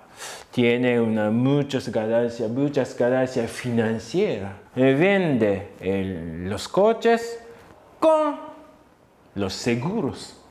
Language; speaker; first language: Spanish; non-native, fluent; Japanese